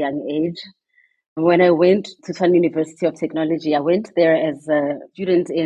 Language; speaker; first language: English; non-native, local second language; Tswana